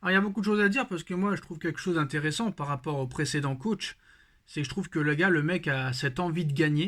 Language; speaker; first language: French; native; French